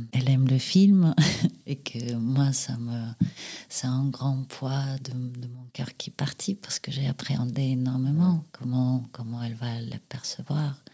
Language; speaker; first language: French; non-native, fluent; Russian